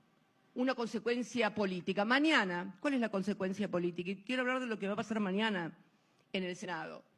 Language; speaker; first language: Spanish; native; Spanish